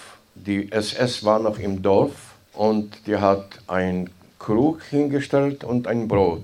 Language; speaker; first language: German; non-native, fluent; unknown